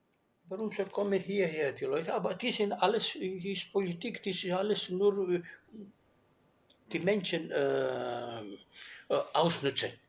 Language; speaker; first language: German; non-native, learner; Greek